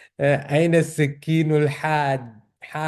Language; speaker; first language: Arabic; non-native, fluent; English